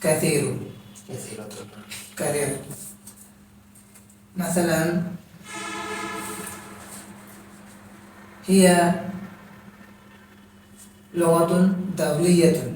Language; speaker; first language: Arabic; non-native, learner; Bangla